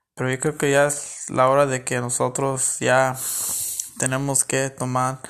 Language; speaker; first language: Spanish; early bilingual, heritage; Spanish